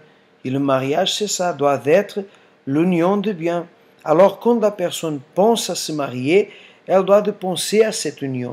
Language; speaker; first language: French; non-native, fluent; Portuguese